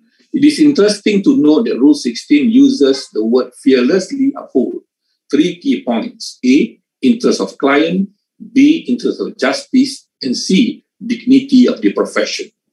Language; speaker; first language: English; non-native, local second language; Malay